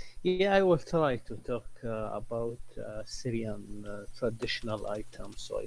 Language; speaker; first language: English; non-native, learner; Arabic